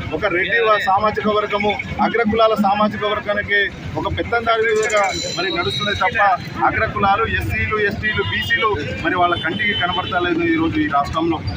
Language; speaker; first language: Telugu; non-native, local second language; Lambadi